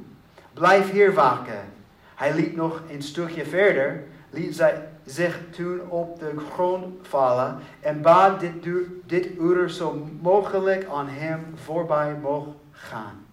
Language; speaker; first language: Dutch; non-native, learner; English